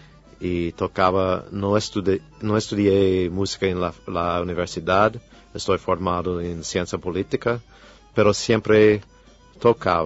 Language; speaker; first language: Spanish; non-native, fluent; English